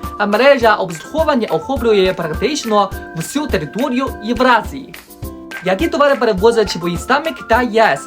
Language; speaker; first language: Ukrainian; non-native, fluent; Chinese